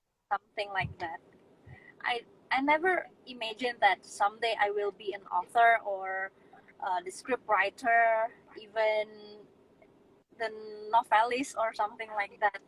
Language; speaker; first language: English; non-native, fluent; Indonesian